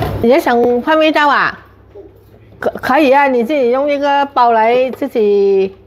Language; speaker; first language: Chinese; native; Chinese